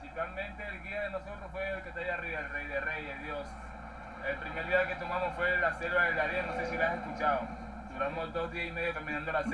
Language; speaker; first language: Spanish; native; Spanish